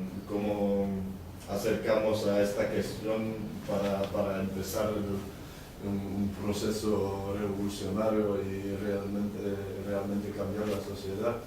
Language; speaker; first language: Spanish; non-native, learner; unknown